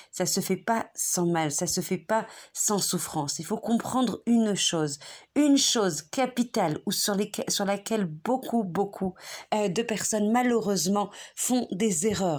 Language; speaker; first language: French; native; French